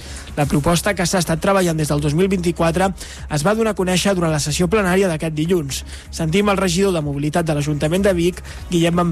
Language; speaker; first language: Catalan; native; Catalan